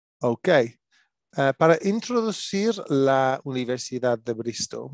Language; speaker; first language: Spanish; non-native, learner; English